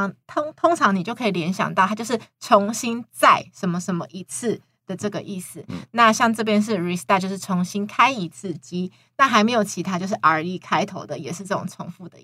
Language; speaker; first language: Chinese; native; Chinese